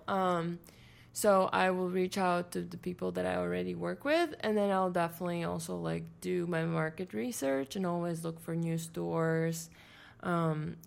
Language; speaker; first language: English; non-native, fluent; Latvian